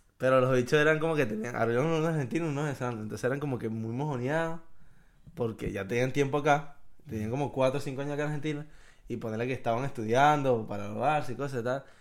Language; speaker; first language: Spanish; native; Spanish